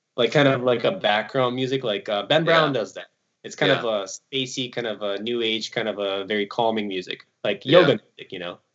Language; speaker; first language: English; early bilingual, other home language; Ukrainian